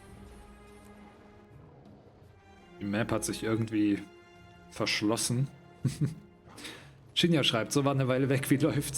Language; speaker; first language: German; native; German